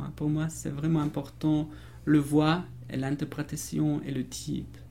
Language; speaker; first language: French; non-native, fluent; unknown